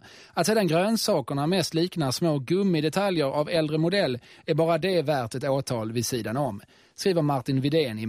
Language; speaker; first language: Swedish; native; Swedish